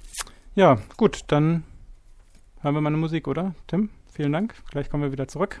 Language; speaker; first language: German; native; German